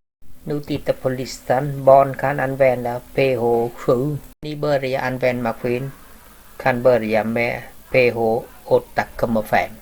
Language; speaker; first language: Swedish; non-native, learner; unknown